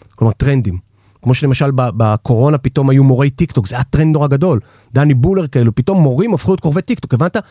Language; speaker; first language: Hebrew; native; Hebrew